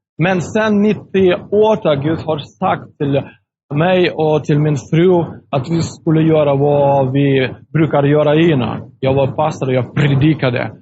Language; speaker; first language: Swedish; non-native, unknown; Russian